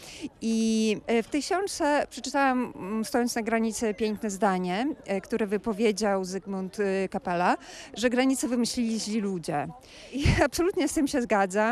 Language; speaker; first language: Polish; non-native, fluent; Ukrainian